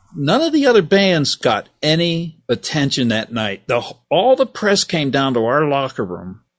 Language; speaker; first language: English; native; English